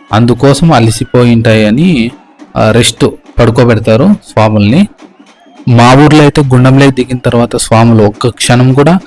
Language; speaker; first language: Telugu; native; Telugu